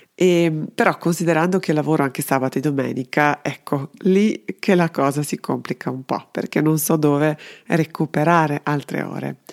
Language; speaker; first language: Italian; non-native, fluent; Serbian